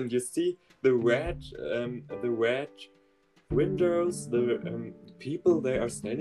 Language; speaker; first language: English; non-native, learner; German